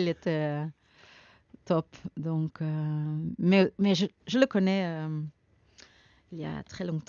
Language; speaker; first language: French; non-native, learner; Dutch